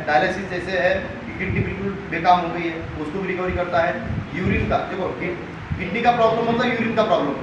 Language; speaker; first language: Hindi; non-native, local second language; Marathi